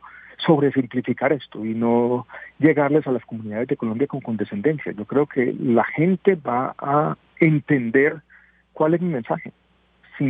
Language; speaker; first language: Spanish; native; Spanish